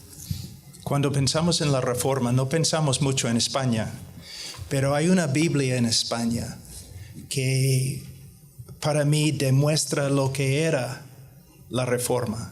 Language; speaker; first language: Spanish; non-native, fluent; English